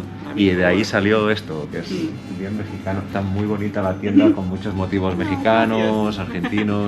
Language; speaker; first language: Spanish; native; Spanish